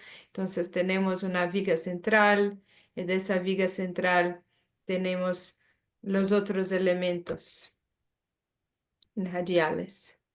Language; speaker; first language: Spanish; non-native, learner; Portuguese